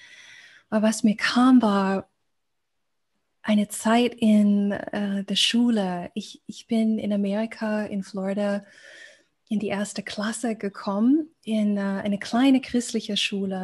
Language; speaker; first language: German; non-native, fluent; English